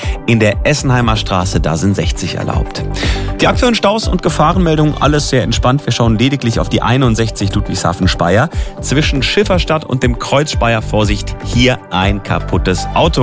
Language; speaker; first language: German; native; German